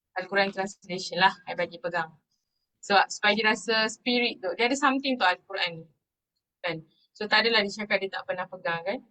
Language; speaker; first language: Malay; non-native, local second language; Tamil